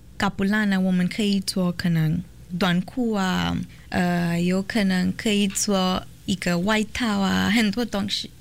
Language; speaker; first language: Chinese; non-native, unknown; Portuguese